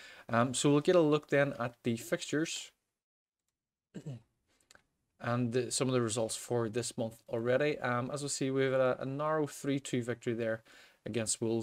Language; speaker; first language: English; native; English